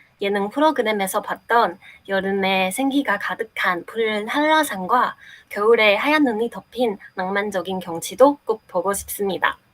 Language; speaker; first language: Korean; non-native, fluent; Chinese